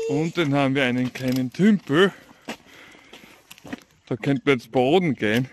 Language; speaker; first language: German; native; German